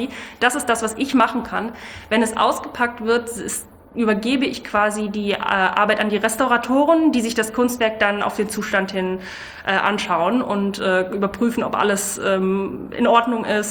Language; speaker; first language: German; native; German